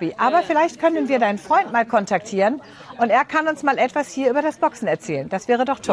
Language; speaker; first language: German; native; German